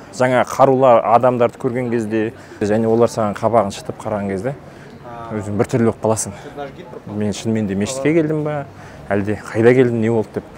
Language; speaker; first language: Kazakh; native; Kazakh